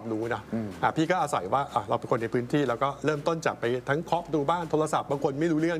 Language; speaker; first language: Thai; native; Thai